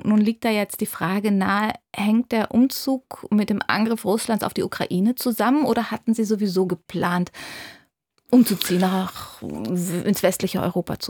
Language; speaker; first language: German; native; German